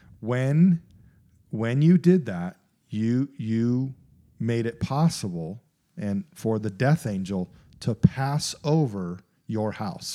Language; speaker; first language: English; native; English